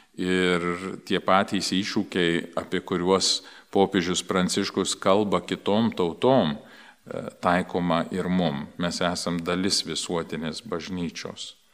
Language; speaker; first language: Lithuanian; early bilingual, heritage; Lithuanian